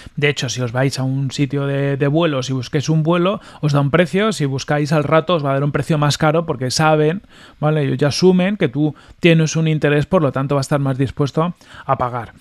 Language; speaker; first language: Spanish; native; Spanish